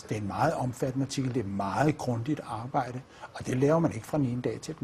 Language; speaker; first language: Danish; native; Danish